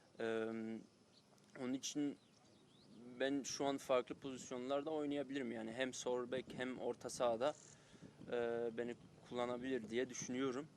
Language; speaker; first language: Turkish; early bilingual, heritage; Turkish